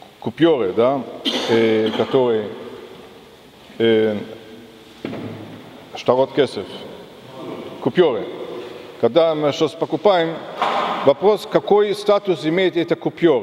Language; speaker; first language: Russian; non-native, fluent; German